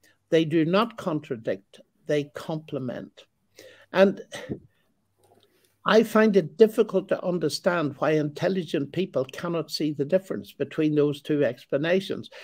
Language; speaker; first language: English; native; English